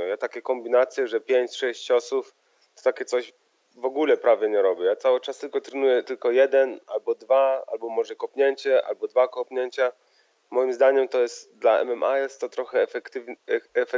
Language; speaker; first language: Polish; early bilingual, heritage; Polish